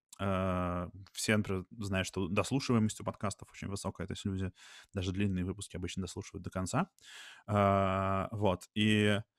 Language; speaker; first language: Russian; native; Russian